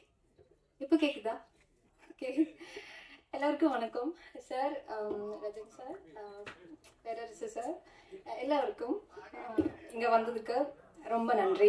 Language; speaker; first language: Tamil; non-native, learner; Malayalam